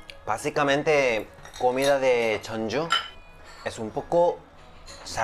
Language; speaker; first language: Spanish; non-native, learner; Korean